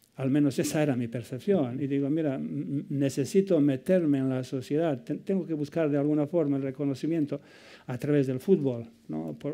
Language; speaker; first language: Spanish; non-native, fluent; Bosnian